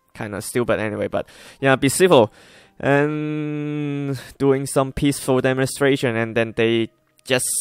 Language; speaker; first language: English; non-native, local second language; Cantonese